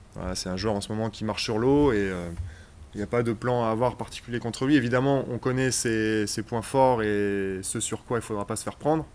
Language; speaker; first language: French; native; French